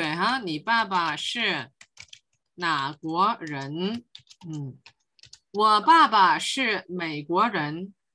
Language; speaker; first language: Chinese; non-native, fluent; Korean